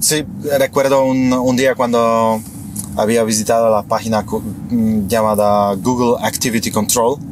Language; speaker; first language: Spanish; non-native, fluent; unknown